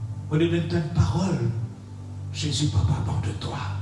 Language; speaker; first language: French; non-native, local second language; Morisyen